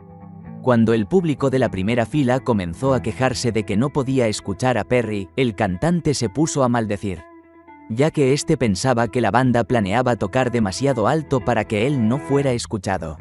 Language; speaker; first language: Spanish; native; Spanish